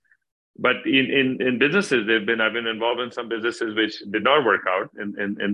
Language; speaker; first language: English; non-native, local second language; Urdu